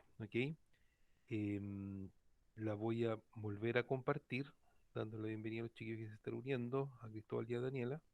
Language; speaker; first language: Spanish; native; Spanish